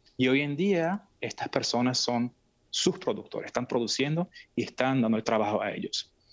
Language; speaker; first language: Spanish; native; Spanish